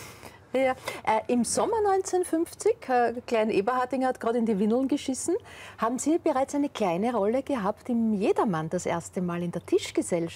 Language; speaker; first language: German; native; German